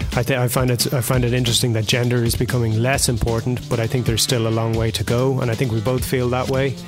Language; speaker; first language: English; native; English